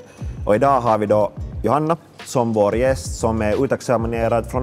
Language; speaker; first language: Swedish; native; Swedish